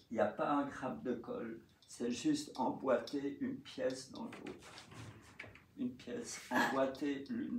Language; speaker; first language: French; native; French